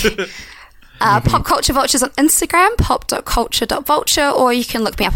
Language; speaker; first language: English; native; English